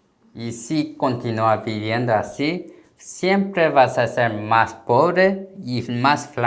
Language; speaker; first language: Spanish; non-native, learner; Korean